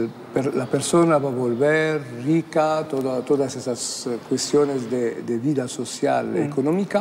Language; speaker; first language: Spanish; non-native, fluent; Arabic